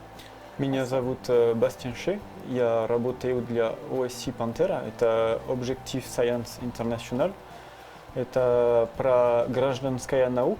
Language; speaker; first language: Russian; non-native, learner; French